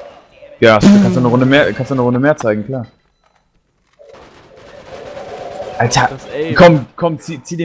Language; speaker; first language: German; native; German